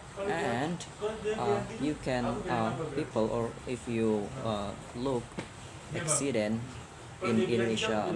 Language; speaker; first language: English; non-native, learner; Indonesian